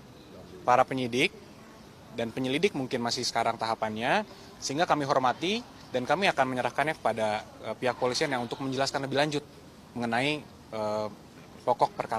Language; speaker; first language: Indonesian; native; Indonesian